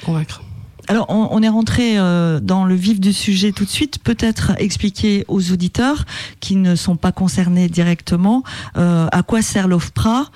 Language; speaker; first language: French; native; French